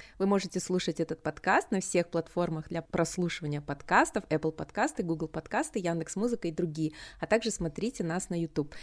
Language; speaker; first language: Russian; native; Russian